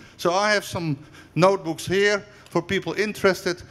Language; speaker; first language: English; non-native, fluent; Dutch